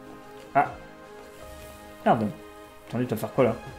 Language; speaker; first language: French; native; French